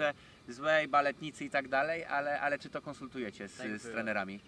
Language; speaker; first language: Polish; native; Polish